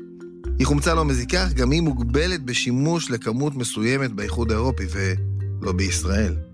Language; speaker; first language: Hebrew; native; Hebrew